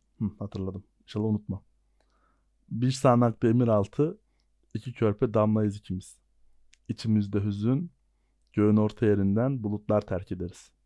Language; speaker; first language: Turkish; native; Turkish